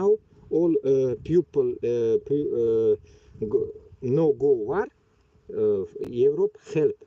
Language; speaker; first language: English; non-native, learner; Bashkir